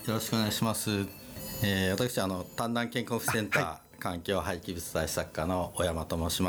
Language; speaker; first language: Japanese; native; Japanese